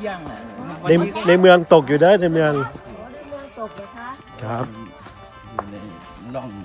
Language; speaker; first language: Thai; native; Thai